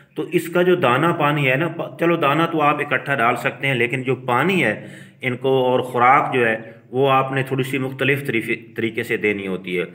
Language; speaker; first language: Urdu; non-native, local second language; Punjabi